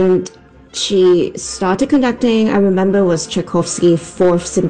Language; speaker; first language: English; non-native, local second language; Cantonese